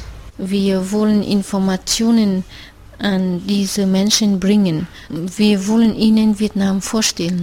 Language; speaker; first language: German; non-native, fluent; Vietnamese